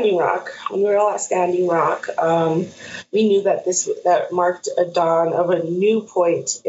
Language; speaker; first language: English; native; English